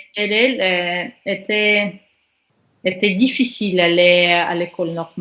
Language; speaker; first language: French; non-native, learner; Russian